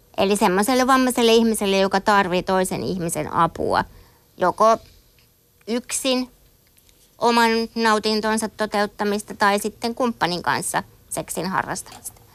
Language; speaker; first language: Finnish; native; Finnish